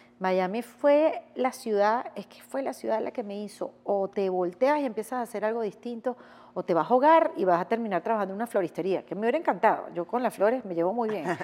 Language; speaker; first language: Spanish; native; Spanish